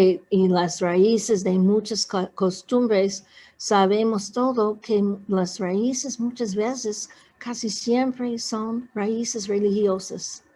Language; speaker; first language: Spanish; non-native, fluent; English